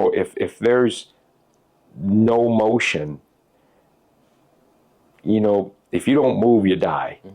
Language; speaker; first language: English; native; English